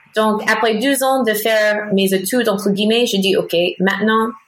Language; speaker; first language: French; non-native, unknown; English